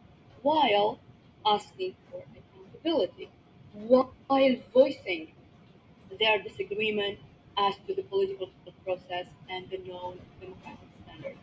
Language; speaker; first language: English; non-native, local second language; Arabic